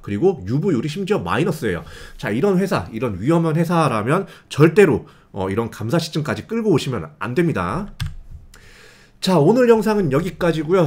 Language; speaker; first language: Korean; native; Korean